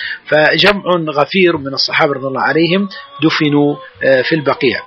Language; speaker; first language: Arabic; native; Arabic